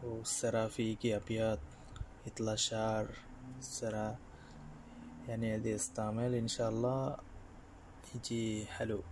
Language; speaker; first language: Arabic; non-native, learner; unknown